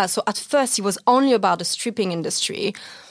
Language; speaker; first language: English; non-native, fluent; French